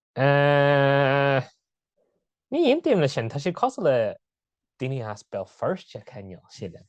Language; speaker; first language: Irish; non-native, local second language; English